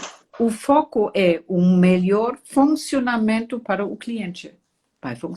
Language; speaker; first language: Portuguese; non-native, fluent; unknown